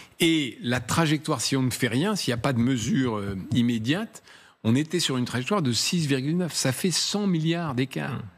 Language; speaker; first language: French; native; French